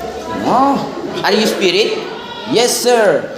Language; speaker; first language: English; non-native, learner; Indonesian